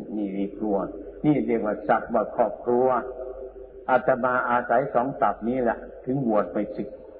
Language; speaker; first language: Thai; non-native, local second language; Northeastern Thai